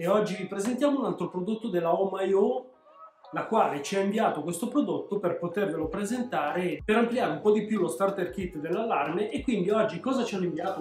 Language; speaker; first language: Italian; native; Italian